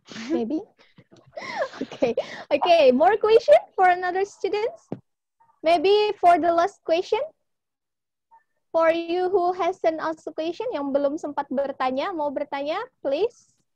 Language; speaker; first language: English; non-native, fluent; Indonesian